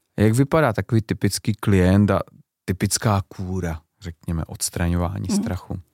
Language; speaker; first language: Czech; native; Czech